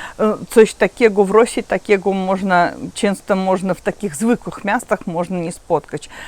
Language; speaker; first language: Polish; non-native, learner; Russian